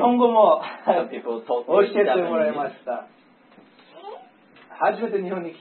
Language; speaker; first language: Japanese; non-native, learner; English